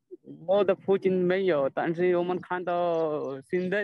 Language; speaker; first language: Chinese; non-native, learner; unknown